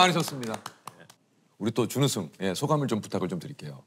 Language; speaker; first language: Korean; native; Korean